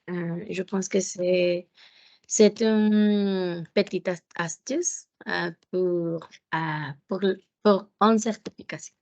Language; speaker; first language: French; non-native, learner; Spanish